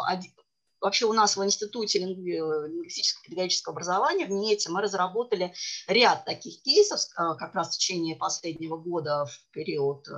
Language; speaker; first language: Russian; native; Russian